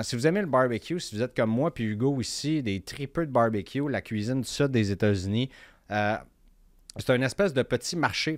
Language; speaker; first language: French; native; French